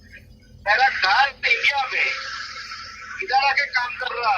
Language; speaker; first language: Hindi; non-native, learner; Bangla